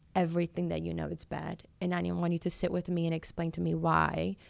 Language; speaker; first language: English; non-native, fluent; Portuguese